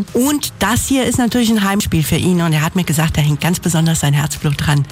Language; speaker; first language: German; native; German